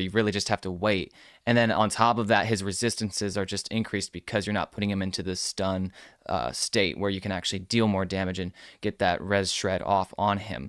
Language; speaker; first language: English; native; English